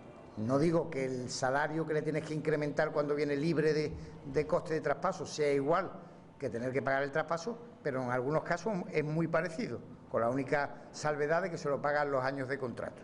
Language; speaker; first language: Spanish; native; Spanish